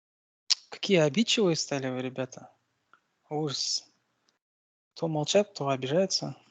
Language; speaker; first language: Russian; native; Russian